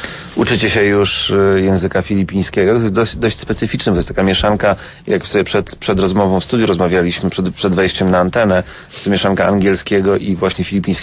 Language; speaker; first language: Polish; native; Polish